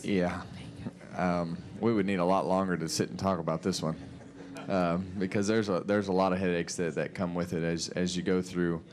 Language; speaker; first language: English; native; English